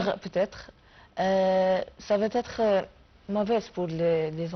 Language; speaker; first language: French; non-native, fluent; Arabic